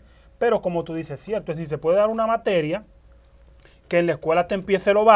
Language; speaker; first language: Spanish; native; Spanish